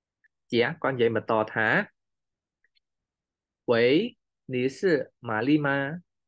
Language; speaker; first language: Chinese; non-native, learner; Khmer